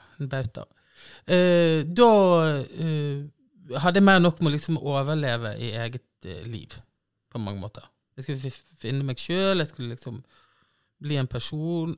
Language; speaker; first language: Norwegian; native; Norwegian